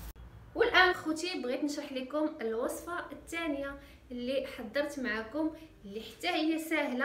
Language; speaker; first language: Arabic; native; Arabic